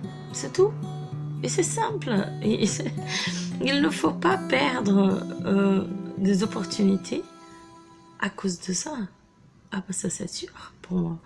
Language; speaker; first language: French; non-native, fluent; Portuguese